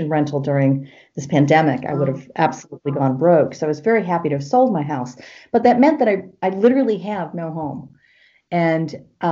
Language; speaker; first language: English; native; English